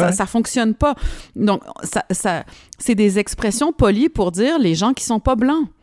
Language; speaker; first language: French; native; French